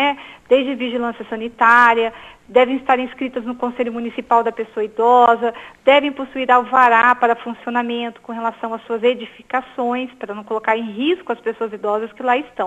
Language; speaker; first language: Portuguese; native; Portuguese